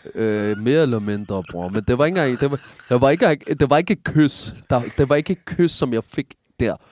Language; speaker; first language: Danish; early bilingual, other home language; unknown